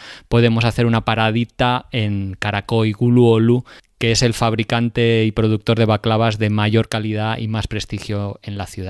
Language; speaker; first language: Spanish; native; Spanish